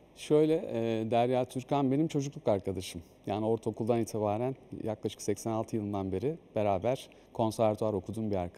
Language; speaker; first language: Turkish; native; Turkish